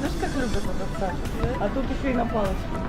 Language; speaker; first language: Russian; native; Russian